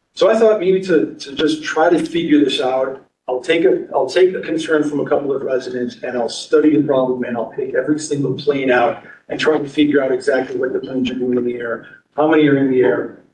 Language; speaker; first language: English; native; English